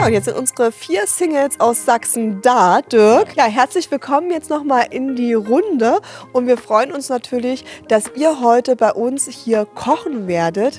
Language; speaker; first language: German; native; German